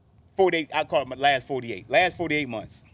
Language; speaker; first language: English; native; English